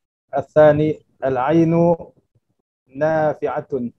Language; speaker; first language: Arabic; non-native, learner; Indonesian